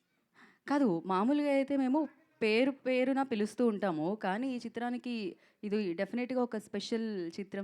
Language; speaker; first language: Telugu; native; Telugu